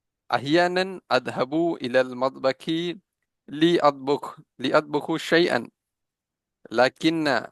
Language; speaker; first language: Arabic; non-native, learner; Urdu